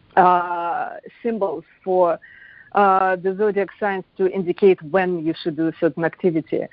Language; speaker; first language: English; non-native, fluent; Russian